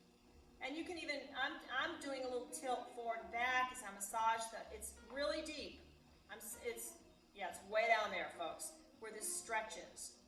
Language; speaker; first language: English; native; English